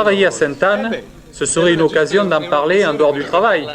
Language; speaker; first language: French; native; French